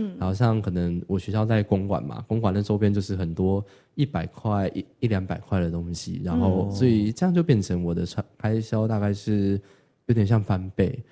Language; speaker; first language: Chinese; native; Chinese